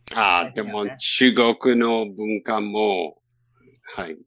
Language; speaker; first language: Japanese; non-native, learner; English